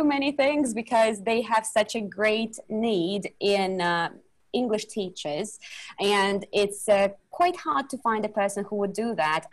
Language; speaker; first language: English; non-native, fluent; Russian